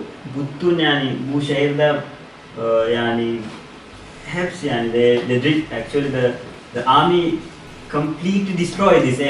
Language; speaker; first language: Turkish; non-native, learner; Sinhala